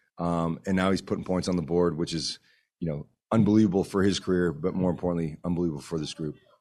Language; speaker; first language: English; early bilingual, other home language; Spanish